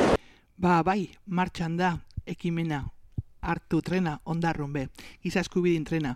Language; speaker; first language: Basque; native; Basque